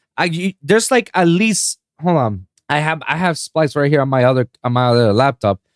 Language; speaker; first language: English; non-native, local second language; Spanish